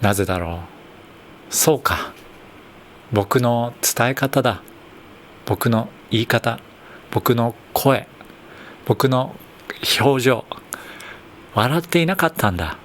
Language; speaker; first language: Japanese; native; Japanese